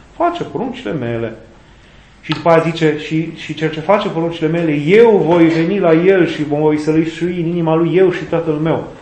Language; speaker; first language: Romanian; native; Romanian